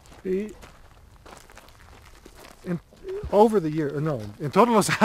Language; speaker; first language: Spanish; non-native, learner; English